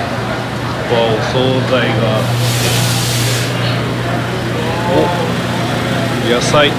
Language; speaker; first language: Japanese; native; Japanese